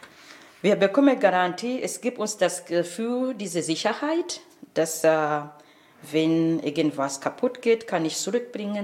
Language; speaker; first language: German; non-native, fluent; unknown